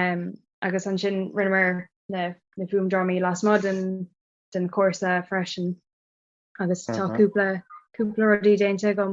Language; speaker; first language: Irish; non-native, local second language; English